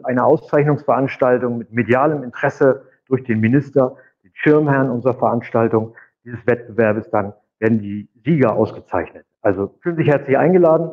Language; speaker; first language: German; native; German